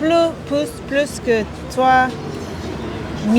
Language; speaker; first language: French; non-native, learner; English